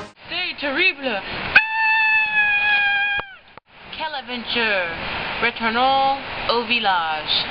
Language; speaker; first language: French; non-native, learner; English